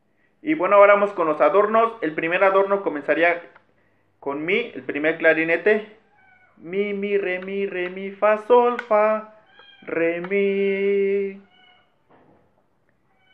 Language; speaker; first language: Spanish; native; Spanish